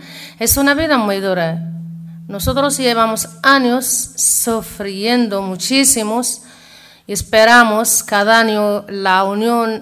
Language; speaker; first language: Spanish; non-native, learner; Arabic